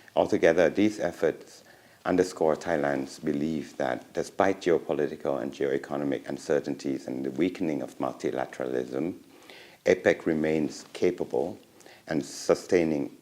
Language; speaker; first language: English; non-native, fluent; Thai